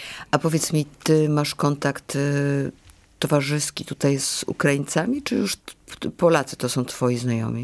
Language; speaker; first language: Polish; native; Polish